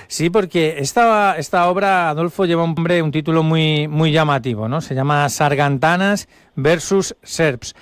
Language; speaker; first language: Spanish; native; Spanish